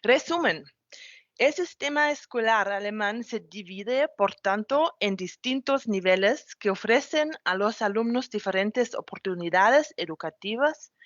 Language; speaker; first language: Spanish; non-native, fluent; German